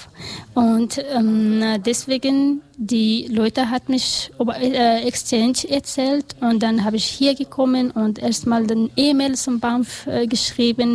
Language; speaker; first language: German; non-native, learner; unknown